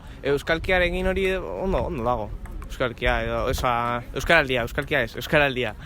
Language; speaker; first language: Basque; non-native, local second language; Spanish